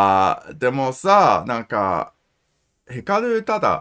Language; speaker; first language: Japanese; non-native, learner; English